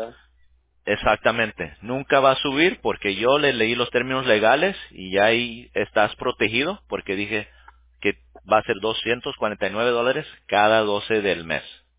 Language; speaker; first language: Spanish; early bilingual, heritage; English